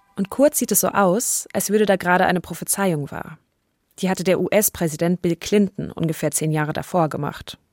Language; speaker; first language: German; native; German